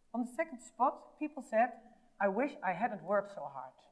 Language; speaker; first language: English; non-native, fluent; Dutch